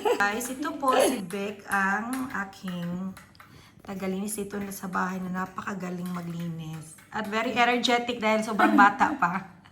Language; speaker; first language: Filipino; non-native, local second language; Cebuano